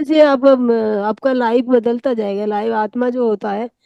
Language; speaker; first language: Hindi; native; Hindi